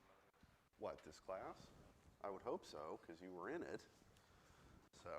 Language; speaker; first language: English; native; English